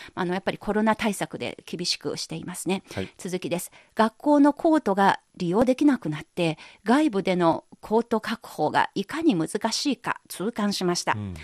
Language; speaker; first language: Japanese; non-native, fluent; Chinese